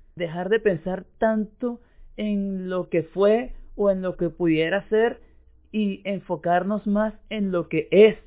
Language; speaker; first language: Spanish; native; Spanish